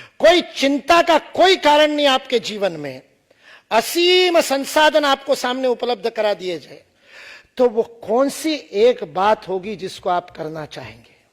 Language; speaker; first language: Hindi; non-native, local second language; Marathi